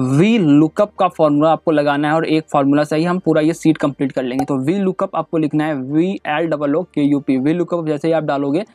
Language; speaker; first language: Hindi; native; Hindi